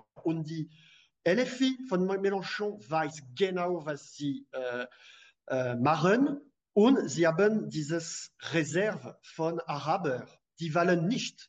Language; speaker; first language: German; non-native, fluent; French